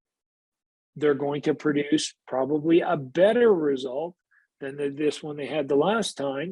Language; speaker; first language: English; native; English